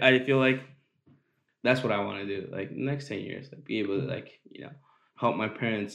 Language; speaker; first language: English; native; English